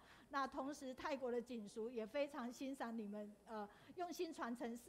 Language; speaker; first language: Chinese; native; Chinese